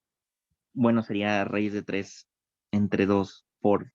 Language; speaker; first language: Spanish; native; Spanish